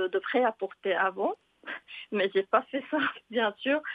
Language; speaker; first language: French; non-native, local second language; Arabic